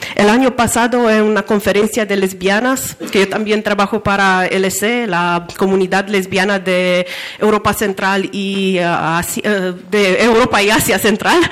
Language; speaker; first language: Spanish; non-native, fluent; Romanian